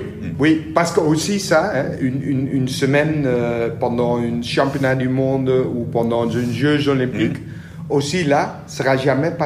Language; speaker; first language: French; non-native, learner; Dutch